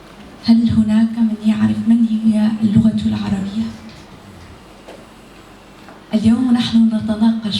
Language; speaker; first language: Arabic; non-native, fluent; Indonesian